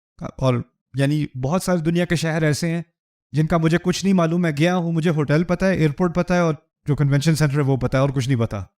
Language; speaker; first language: Urdu; early bilingual, heritage; Urdu